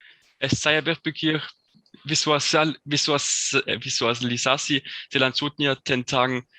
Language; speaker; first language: Indonesian; non-native, learner; German